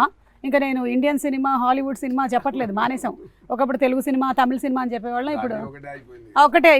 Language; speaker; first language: Telugu; native; Telugu